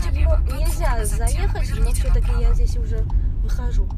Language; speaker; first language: Russian; non-native, learner; Chinese